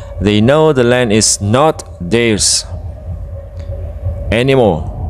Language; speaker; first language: English; non-native, fluent; Indonesian